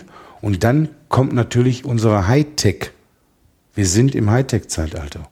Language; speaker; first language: German; native; German